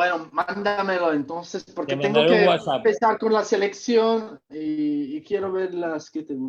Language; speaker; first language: Spanish; non-native, fluent; Czech